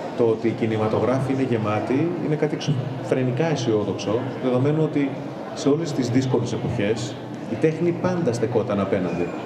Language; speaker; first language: Greek; native; Greek